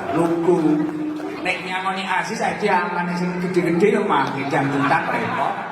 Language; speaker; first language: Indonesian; non-native, local second language; Javanese